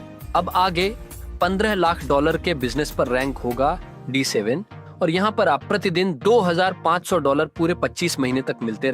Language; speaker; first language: Hindi; native; Hindi